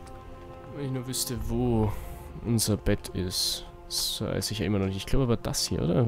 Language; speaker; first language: German; native; German